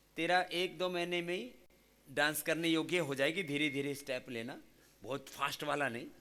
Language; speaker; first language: Hindi; native; Hindi